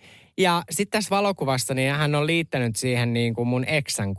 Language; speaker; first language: Finnish; native; Finnish